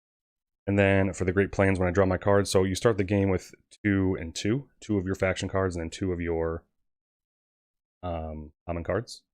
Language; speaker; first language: English; native; English